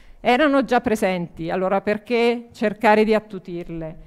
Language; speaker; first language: Italian; native; Italian